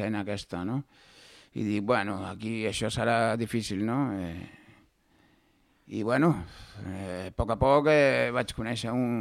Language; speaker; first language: Catalan; native; Catalan